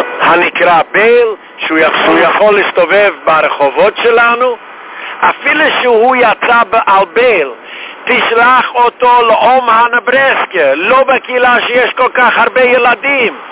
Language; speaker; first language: Hebrew; non-native, fluent; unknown